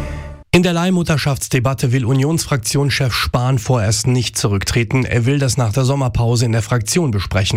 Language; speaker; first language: German; native; German